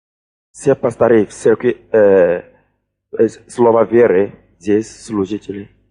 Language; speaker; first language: Russian; non-native, fluent; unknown